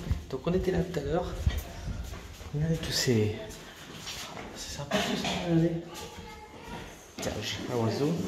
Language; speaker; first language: French; native; French